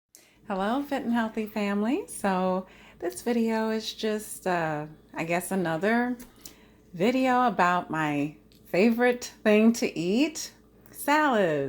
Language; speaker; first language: English; native; English